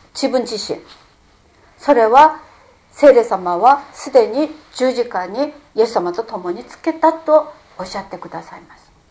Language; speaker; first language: Japanese; non-native, fluent; Korean